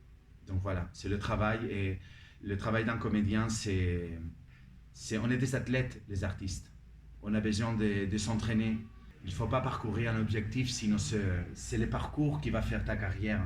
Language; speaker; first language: French; non-native, fluent; Spanish